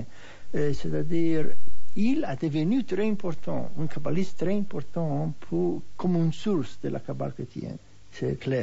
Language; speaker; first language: French; non-native, fluent; Hebrew